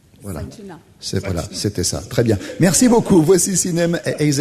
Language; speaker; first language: French; native; French